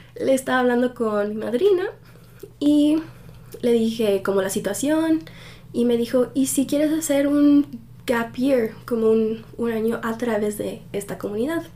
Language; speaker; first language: Spanish; early bilingual, heritage; Spanish